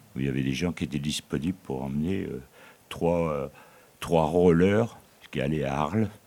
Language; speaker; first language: French; native; French